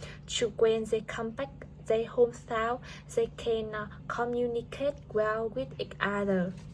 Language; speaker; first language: English; non-native, learner; Vietnamese